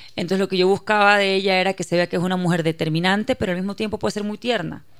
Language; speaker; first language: Spanish; native; Spanish